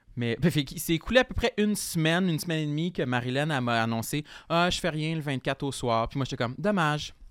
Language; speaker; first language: French; native; French